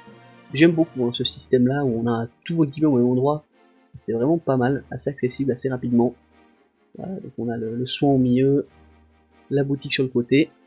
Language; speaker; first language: French; native; French